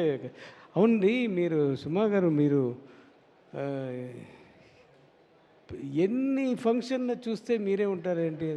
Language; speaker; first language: Telugu; non-native, learner; Tamil